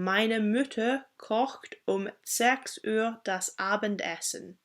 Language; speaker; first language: German; non-native, fluent; English